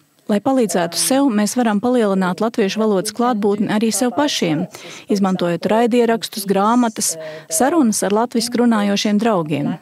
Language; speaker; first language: Latvian; native; Latvian